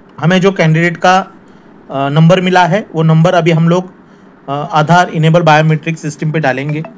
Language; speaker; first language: Hindi; non-native, local second language; Marathi